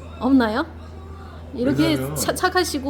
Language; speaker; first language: Korean; non-native, local second language; Chinese